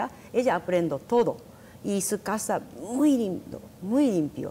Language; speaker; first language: Spanish; non-native, learner; Japanese